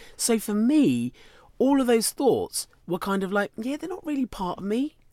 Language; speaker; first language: English; native; English